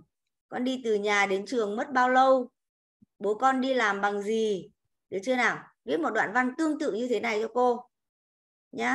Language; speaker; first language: Vietnamese; native; Vietnamese